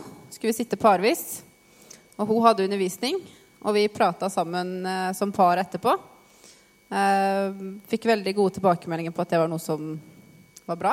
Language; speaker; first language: Norwegian; native; Norwegian